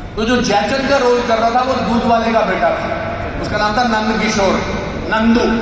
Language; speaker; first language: Hindi; native; Hindi